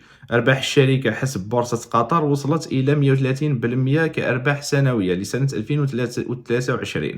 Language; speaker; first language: Arabic; native; Arabic